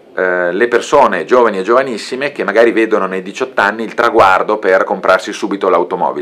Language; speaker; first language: Italian; native; Italian